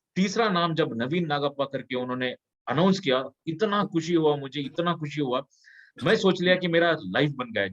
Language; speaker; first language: Hindi; non-native, local second language; Kannada